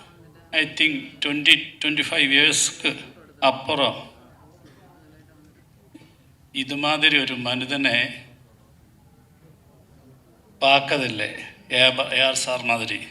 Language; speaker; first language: Tamil; non-native, learner; Malayalam